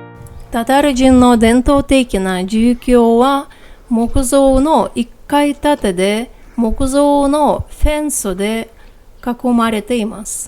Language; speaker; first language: Japanese; non-native, fluent; Tatar